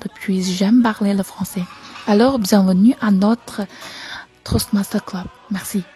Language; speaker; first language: French; non-native, learner; Chinese